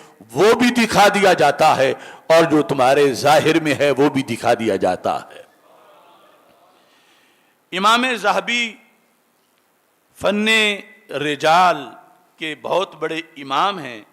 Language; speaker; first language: Urdu; native; Urdu